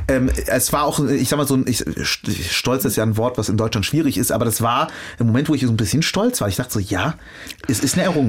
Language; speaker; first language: German; early bilingual, other home language; Arabic